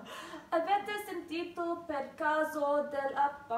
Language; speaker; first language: Italian; early bilingual, heritage; English